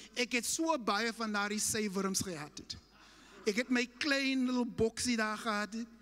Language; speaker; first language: Afrikaans; non-native, fluent; English